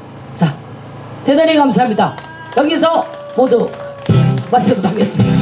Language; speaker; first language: Korean; native; Korean